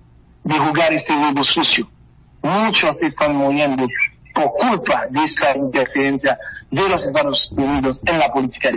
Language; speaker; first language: Spanish; non-native, fluent; Haitian Creole